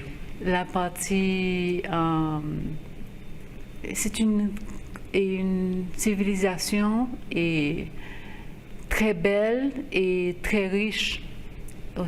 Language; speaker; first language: French; non-native, local second language; Haitian Creole